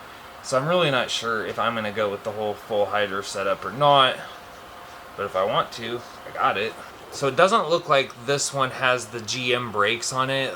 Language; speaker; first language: English; native; English